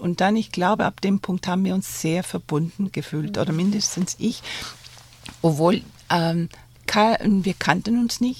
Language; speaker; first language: German; non-native, fluent; Spanish